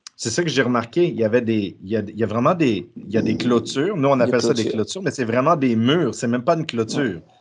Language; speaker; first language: French; native; French